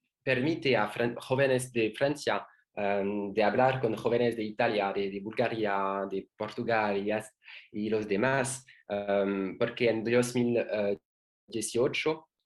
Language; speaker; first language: Spanish; non-native, learner; French